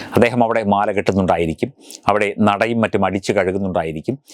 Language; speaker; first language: Malayalam; native; Malayalam